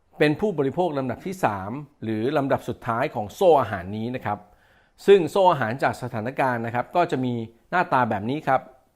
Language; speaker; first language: Thai; native; Thai